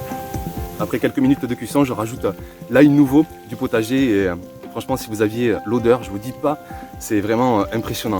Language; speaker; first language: French; native; French